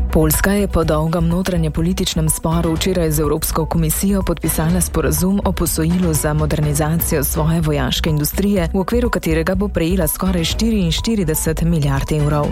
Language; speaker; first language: Slovenian; native; Slovenian